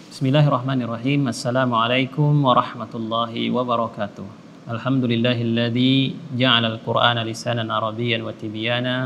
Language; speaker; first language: Arabic; non-native, fluent; Indonesian